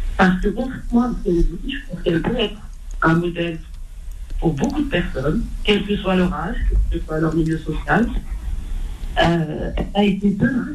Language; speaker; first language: French; non-native, local second language; Arabic